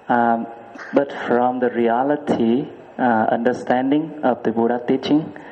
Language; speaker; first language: English; non-native, learner; Vietnamese